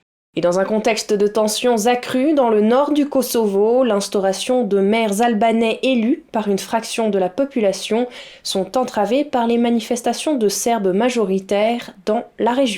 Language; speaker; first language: French; native; French